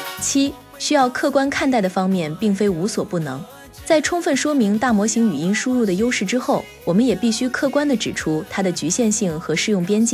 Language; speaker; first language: Chinese; native; Chinese